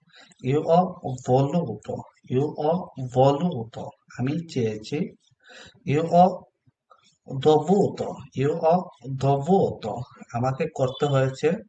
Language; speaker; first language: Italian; non-native, learner; Bangla